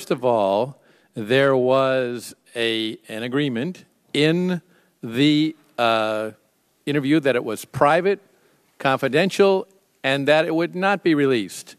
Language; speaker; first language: English; native; English